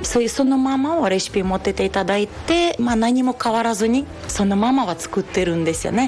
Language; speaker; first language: Japanese; non-native, fluent; Ukrainian